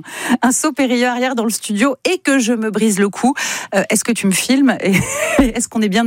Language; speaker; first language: French; native; French